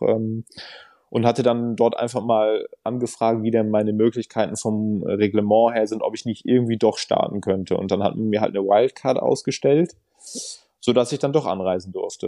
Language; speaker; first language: German; native; German